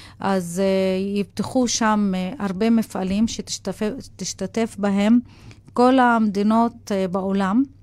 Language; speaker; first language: Hebrew; non-native, local second language; Arabic